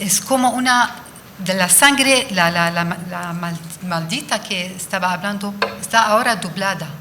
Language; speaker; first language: Spanish; non-native, fluent; Arabic